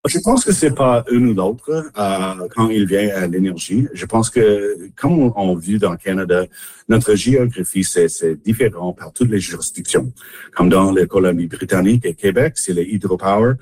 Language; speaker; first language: French; non-native, local second language; English